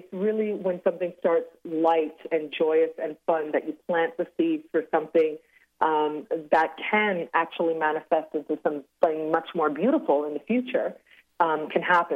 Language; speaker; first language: English; native; English